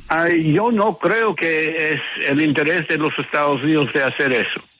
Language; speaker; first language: Spanish; non-native, fluent; English